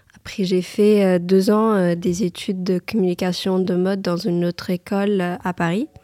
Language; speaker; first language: French; non-native, fluent; English